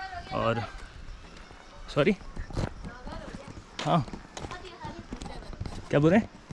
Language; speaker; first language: Hindi; native; Hindi